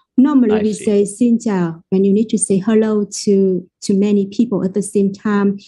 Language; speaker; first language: English; non-native, fluent; Vietnamese